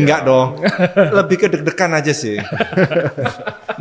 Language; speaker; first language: Indonesian; native; Indonesian